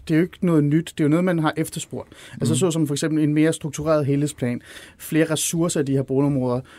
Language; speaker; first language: Danish; early bilingual, other home language; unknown